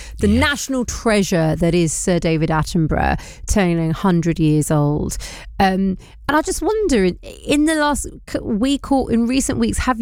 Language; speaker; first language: English; native; English